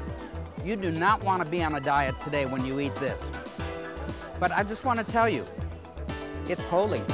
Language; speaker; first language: English; native; English